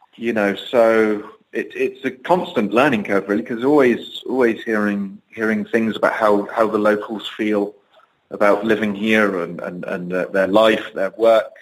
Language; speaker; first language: English; native; English